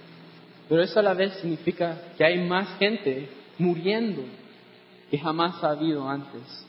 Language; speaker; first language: Spanish; non-native, fluent; English